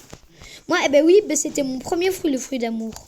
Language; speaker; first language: French; native; French